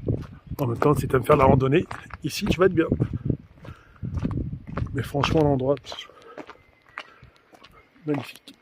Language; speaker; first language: French; native; French